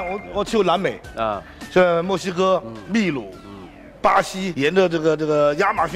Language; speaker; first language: Chinese; native; Chinese